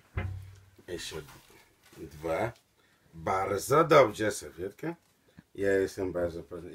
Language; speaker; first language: Polish; non-native, learner; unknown